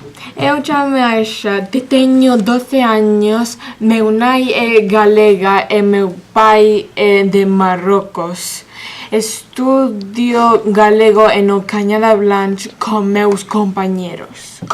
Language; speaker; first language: Galician; early bilingual, heritage; Galician